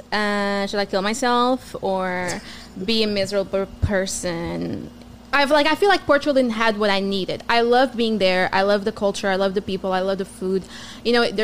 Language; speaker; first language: English; non-native, fluent; Portuguese